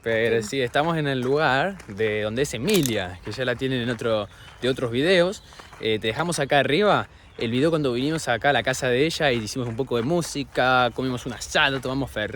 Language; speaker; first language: Spanish; native; Spanish